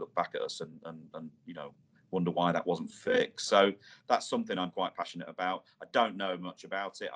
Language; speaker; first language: English; native; English